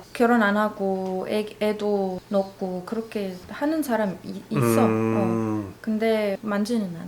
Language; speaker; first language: Korean; non-native, learner; Arabic